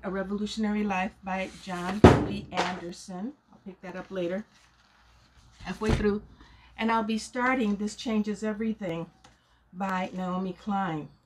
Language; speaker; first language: English; non-native, local second language; Spanish